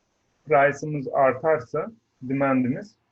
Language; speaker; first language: Turkish; native; Turkish